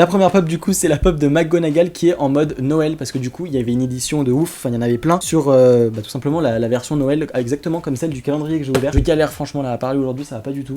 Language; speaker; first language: French; native; French